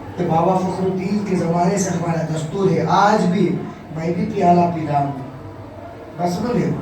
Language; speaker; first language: Urdu; native; Urdu